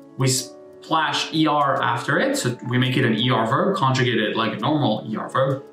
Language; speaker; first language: English; non-native, fluent; French